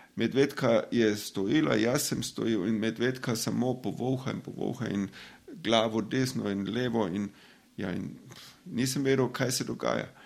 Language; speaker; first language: Slovenian; non-native, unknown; German